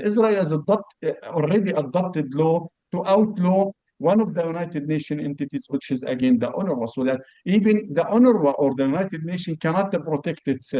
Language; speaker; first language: English; non-native, fluent; Arabic